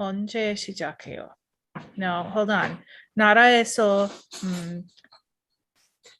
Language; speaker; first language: Korean; non-native, learner; English